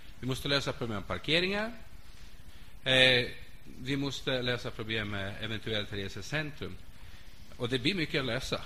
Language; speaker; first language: Swedish; non-native, fluent; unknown